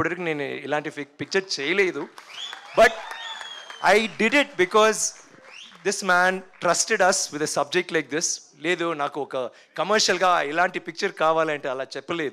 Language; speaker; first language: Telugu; non-native, learner; Tamil